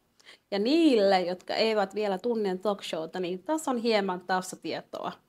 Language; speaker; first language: Finnish; non-native, fluent; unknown